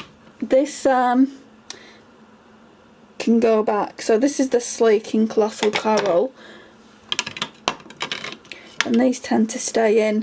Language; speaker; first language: English; native; English